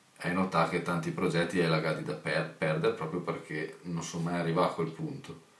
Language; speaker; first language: Italian; native; Italian